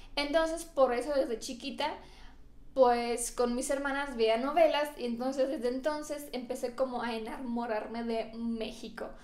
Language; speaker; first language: Spanish; non-native, fluent; Romanian